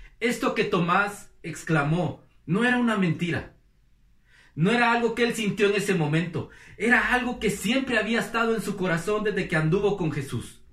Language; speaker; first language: Spanish; native; Spanish